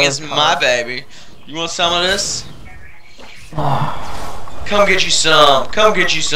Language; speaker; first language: English; native; English